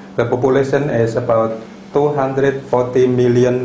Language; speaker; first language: English; non-native, fluent; Indonesian